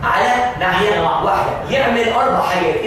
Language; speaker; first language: Arabic; native; Arabic